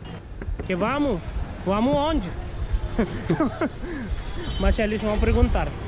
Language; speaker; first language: Portuguese; non-native, learner; Hindi